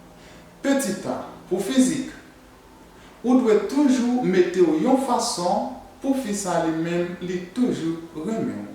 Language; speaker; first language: French; non-native, learner; Haitian Creole